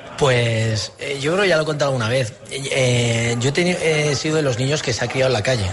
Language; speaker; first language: Spanish; native; Spanish